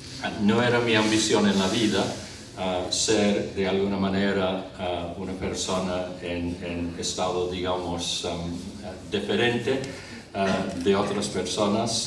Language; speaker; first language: Spanish; non-native, fluent; English